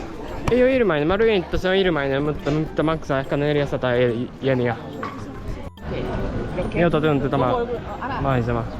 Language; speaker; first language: Finnish; non-native, learner; Japanese